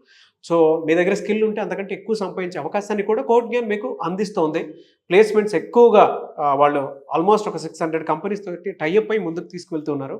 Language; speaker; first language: Telugu; native; Telugu